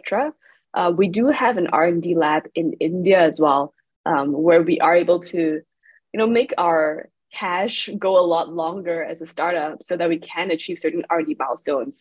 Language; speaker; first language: English; non-native, local second language; Chinese